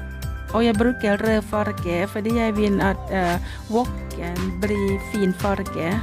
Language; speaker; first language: Norwegian; non-native, learner; Thai